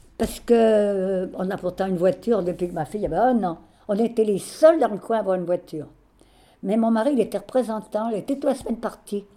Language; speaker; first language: French; native; French